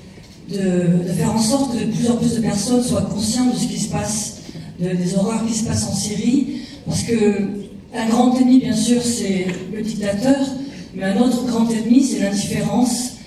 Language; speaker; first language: French; native; French